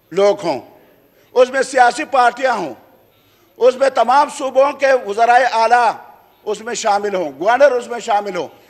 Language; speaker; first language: Urdu; non-native, local second language; Khowar